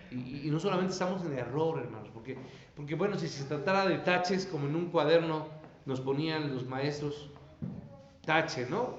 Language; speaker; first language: Spanish; native; Spanish